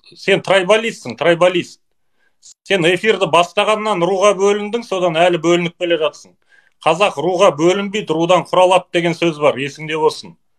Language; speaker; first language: Kazakh; native; Kazakh